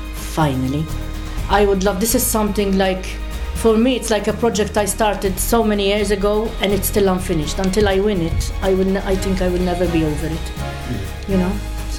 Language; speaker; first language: English; non-native, fluent; Maltese